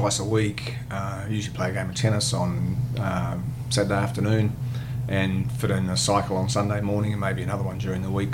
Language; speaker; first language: English; native; English